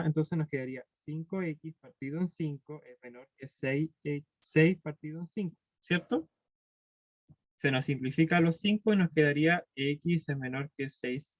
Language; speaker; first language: Spanish; native; Spanish